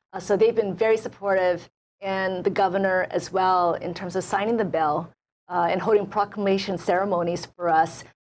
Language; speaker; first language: English; native; English